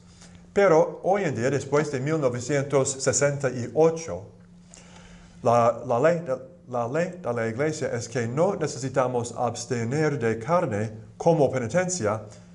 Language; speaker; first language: Spanish; non-native, fluent; English